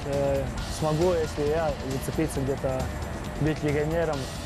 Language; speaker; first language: Russian; non-native, fluent; Latvian